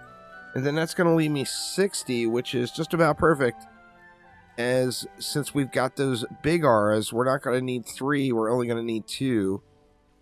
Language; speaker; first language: English; native; English